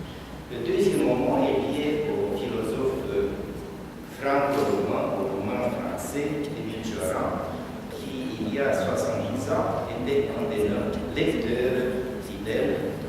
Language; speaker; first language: French; non-native, fluent; Romanian